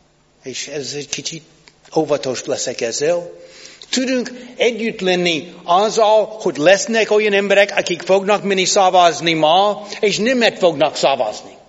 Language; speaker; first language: Hungarian; non-native, fluent; English